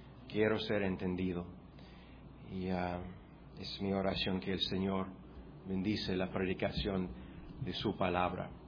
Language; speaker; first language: Spanish; non-native, fluent; English